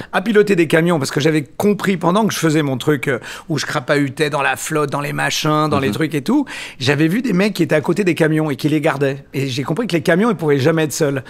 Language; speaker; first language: French; native; French